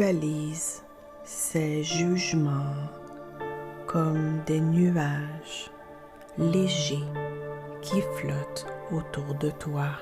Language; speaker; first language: French; native; French